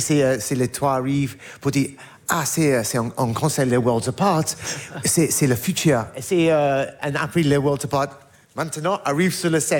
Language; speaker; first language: French; non-native, learner; English